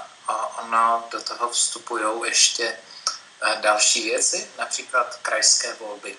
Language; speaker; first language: Czech; native; Czech